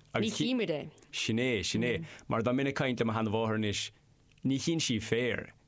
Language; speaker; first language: Irish; non-native, local second language; English